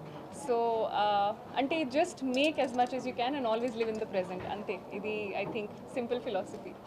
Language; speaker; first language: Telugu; non-native, local second language; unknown